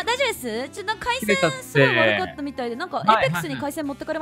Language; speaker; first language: Japanese; native; Japanese